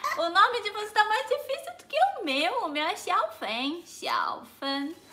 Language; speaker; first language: Portuguese; non-native, fluent; Chinese